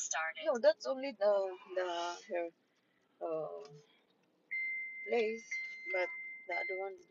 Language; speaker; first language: English; non-native, local second language; Filipino